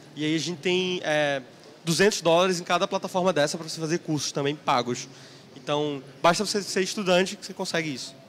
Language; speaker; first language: Portuguese; native; Portuguese